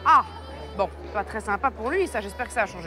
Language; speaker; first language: French; native; French